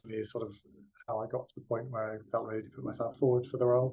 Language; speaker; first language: English; native; English